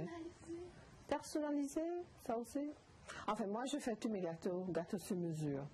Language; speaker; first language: French; non-native, learner; English